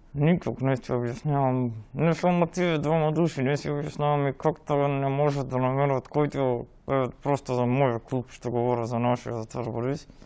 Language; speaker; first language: Bulgarian; early bilingual, heritage; Macedonian